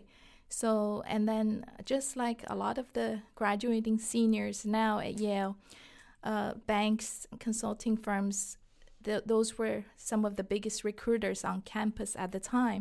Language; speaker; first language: English; non-native, fluent; Chinese